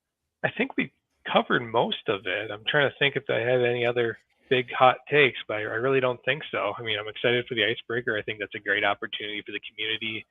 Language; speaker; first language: English; native; English